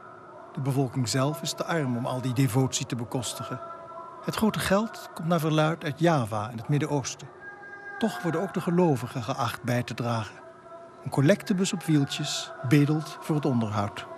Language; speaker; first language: Dutch; native; Dutch